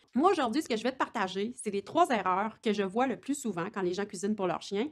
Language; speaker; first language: French; native; French